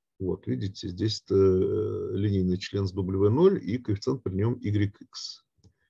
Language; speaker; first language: Russian; native; Russian